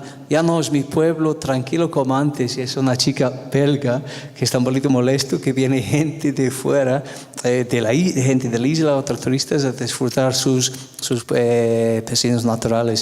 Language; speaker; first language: Spanish; non-native, fluent; English